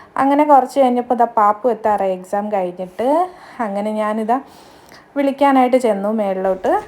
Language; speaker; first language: Malayalam; native; Malayalam